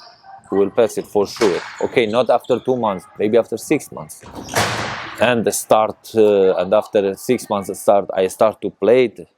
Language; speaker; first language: English; non-native, learner; Persian